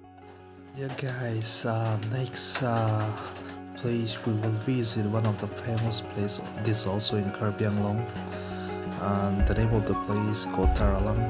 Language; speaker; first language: English; non-native, learner; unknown